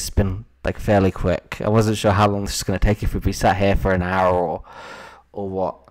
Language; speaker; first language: English; native; English